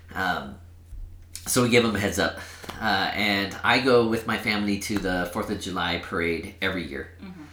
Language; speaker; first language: English; early bilingual, other home language; Spanish